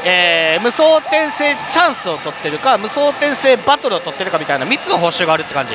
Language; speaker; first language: Japanese; native; Japanese